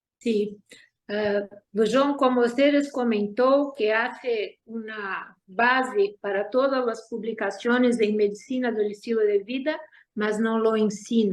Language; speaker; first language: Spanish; non-native, fluent; Portuguese